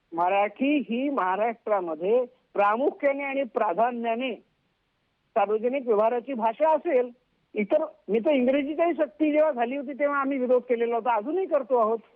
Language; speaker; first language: Marathi; native; Marathi